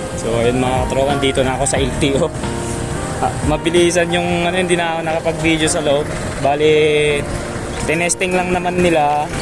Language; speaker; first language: Filipino; native; Filipino